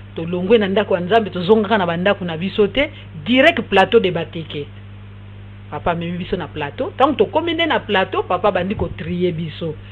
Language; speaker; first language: Lingala; non-native, local second language; Kongo